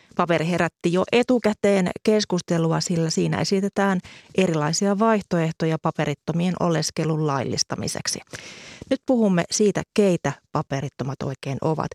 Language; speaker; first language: Finnish; native; Finnish